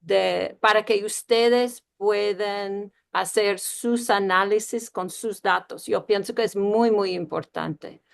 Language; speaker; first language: Spanish; early bilingual, heritage; Spanish